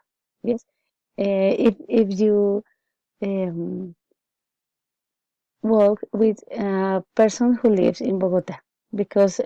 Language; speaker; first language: English; non-native, learner; Spanish